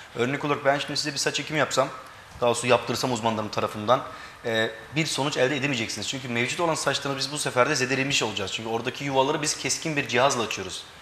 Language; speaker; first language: Turkish; early bilingual, heritage; Turkish